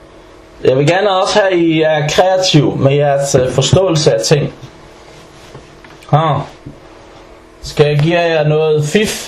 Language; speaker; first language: Danish; early bilingual, other home language; Arabic